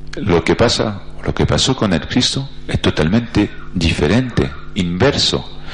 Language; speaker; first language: Spanish; non-native, fluent; French